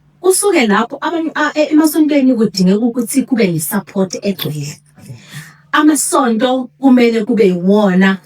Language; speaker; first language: Zulu; native; Zulu